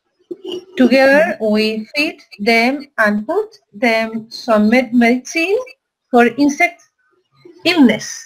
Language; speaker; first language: English; non-native, learner; Spanish